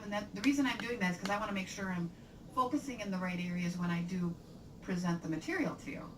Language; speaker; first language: English; native; English